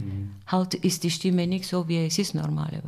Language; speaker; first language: German; non-native, fluent; Bulgarian